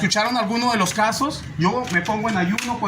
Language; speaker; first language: Spanish; native; Spanish